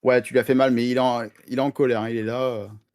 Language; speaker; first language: French; native; French